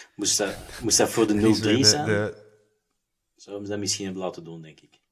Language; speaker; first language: Dutch; native; Dutch